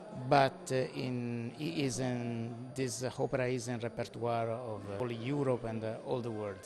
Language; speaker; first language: English; non-native, fluent; Italian